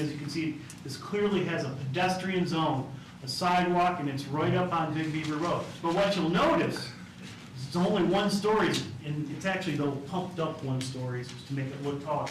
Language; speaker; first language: English; native; English